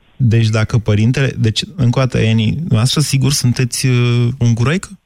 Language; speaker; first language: Romanian; native; Romanian